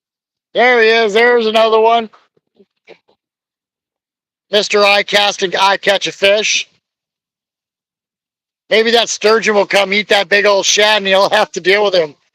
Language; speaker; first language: English; native; English